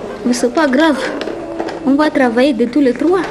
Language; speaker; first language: French; non-native, learner; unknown